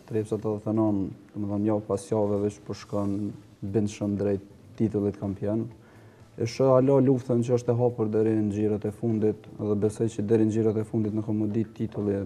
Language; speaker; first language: Albanian; native; Albanian